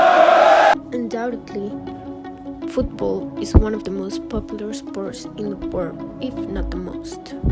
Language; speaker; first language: English; non-native, fluent; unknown